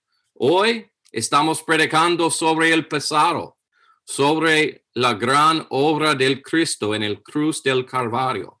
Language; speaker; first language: Spanish; non-native, fluent; English